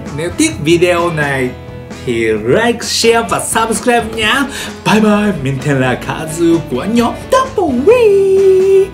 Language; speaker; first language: Vietnamese; non-native, learner; Japanese